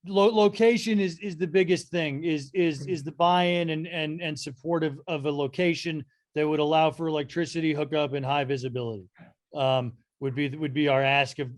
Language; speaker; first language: English; native; English